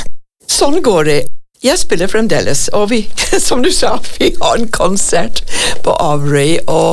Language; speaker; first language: Norwegian; non-native, fluent; English